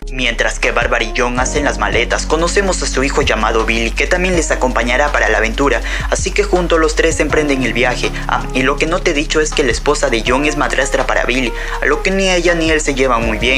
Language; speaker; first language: Spanish; native; Spanish